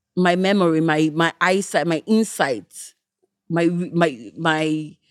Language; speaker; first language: English; non-native, local second language; Yoruba